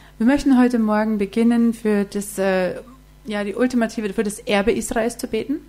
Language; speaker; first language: German; native; German